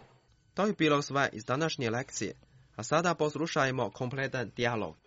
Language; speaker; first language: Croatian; non-native, fluent; Chinese